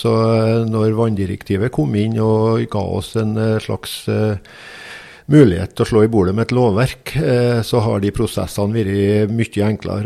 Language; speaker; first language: Norwegian; native; Norwegian